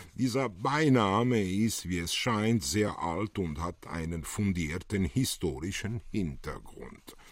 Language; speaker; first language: German; early bilingual, other home language; Italian